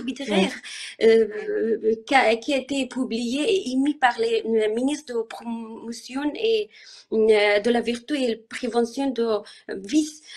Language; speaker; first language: French; non-native, learner; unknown